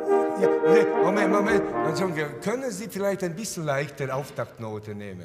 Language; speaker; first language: German; non-native, fluent; Latvian